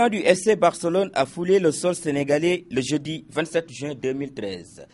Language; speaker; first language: French; non-native, local second language; Wolof